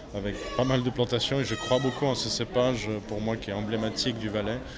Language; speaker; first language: French; native; French